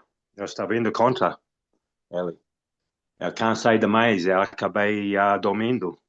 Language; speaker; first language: Portuguese; non-native, fluent; English